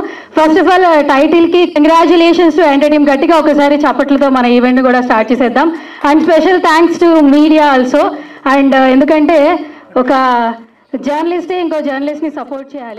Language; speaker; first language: Telugu; native; Telugu